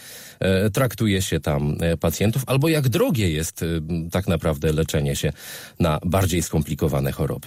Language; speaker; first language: Polish; native; Polish